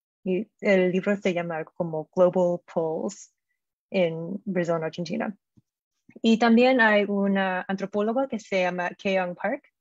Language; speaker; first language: Spanish; non-native, fluent; English